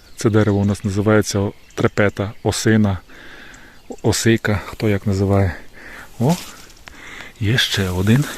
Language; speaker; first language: Ukrainian; native; Ukrainian